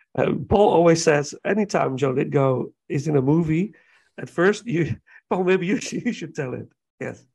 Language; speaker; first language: English; non-native, fluent; Dutch